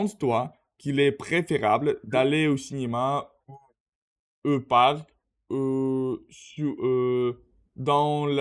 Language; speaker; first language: French; non-native, learner; Russian